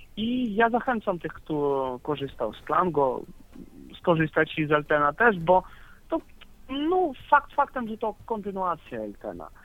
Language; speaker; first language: Polish; non-native, fluent; Russian